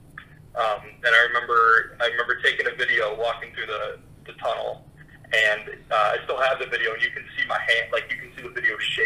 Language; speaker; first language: English; native; English